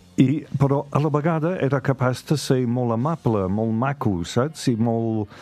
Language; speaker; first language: Catalan; non-native, fluent; English